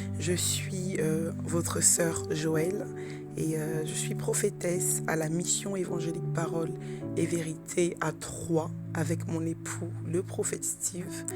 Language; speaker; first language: French; early bilingual, other home language; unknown